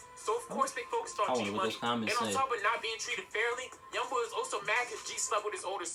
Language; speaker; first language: English; native; English